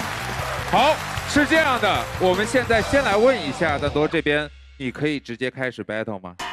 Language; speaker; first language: Chinese; native; Chinese